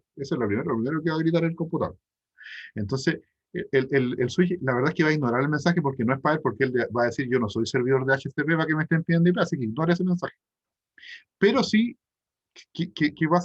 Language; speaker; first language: Spanish; native; Spanish